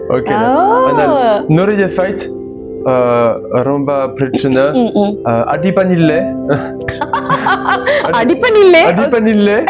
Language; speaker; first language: Tamil; non-native, learner; French